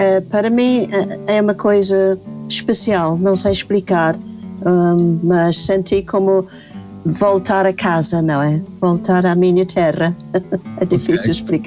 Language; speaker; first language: Portuguese; non-native, fluent; English